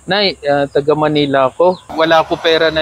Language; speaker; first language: Filipino; non-native, learner; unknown